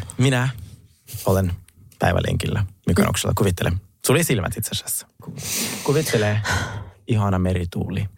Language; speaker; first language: Finnish; early bilingual, other home language; Russian